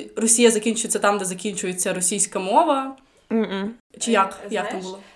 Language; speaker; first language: Ukrainian; non-native, local second language; Russian